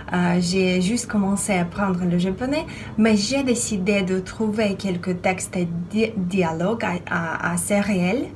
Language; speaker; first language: French; non-native, fluent; Russian